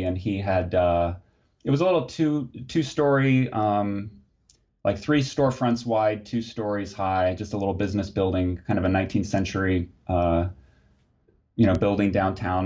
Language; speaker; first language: English; native; English